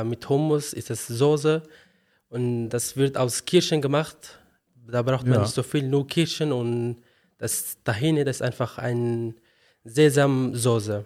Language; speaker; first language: German; non-native, learner; Arabic